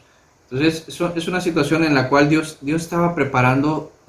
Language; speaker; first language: Spanish; native; Spanish